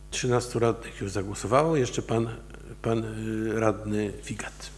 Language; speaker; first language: Polish; native; Polish